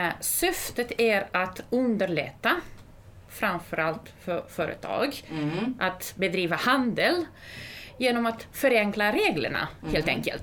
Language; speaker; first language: Swedish; non-native, fluent; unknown